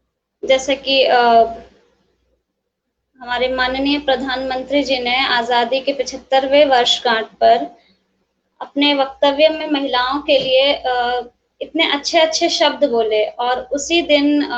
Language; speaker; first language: Hindi; native; Hindi